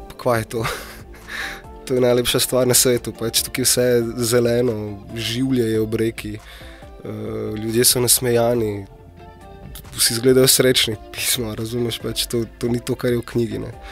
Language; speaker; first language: Slovenian; early bilingual, other home language; Bosnian